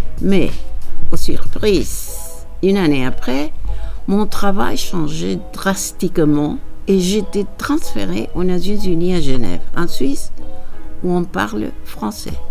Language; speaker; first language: French; non-native, fluent; Spanish